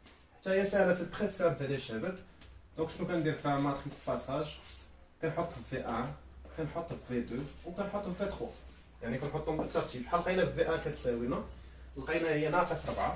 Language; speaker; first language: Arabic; native; Arabic